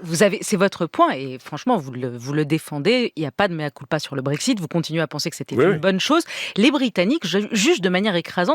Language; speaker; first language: French; native; French